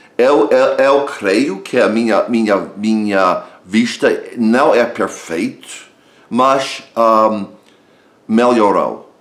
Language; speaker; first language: Portuguese; non-native, learner; English